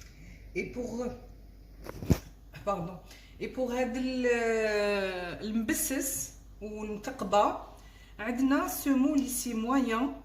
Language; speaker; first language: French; non-native, local second language; Arabic